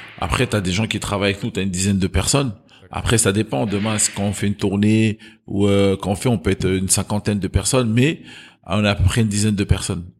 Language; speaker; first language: French; early bilingual, other home language; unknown